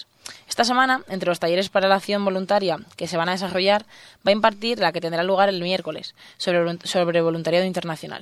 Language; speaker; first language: Spanish; native; Spanish